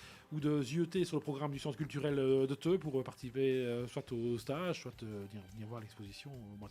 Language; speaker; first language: French; native; French